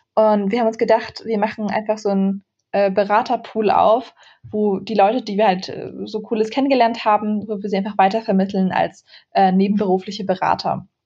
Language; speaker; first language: German; early bilingual, other home language; Central Kurdish